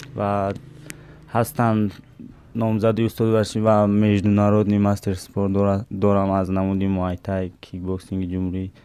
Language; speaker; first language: Tajik; native; Tajik